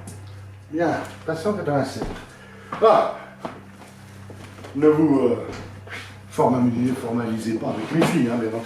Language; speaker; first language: French; native; French